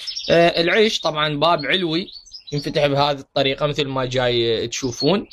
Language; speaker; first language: Arabic; native; Arabic